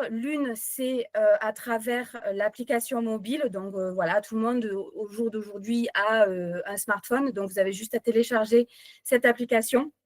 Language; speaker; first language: French; native; French